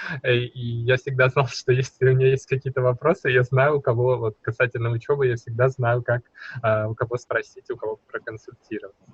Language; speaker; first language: Russian; native; Russian